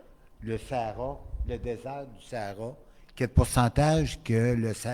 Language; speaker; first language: French; native; French